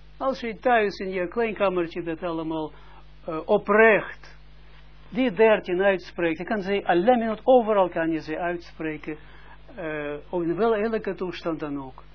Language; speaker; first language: Dutch; non-native, fluent; Russian